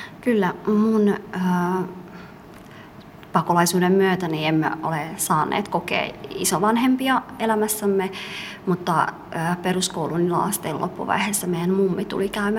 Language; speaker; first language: Finnish; early bilingual, other home language; Somali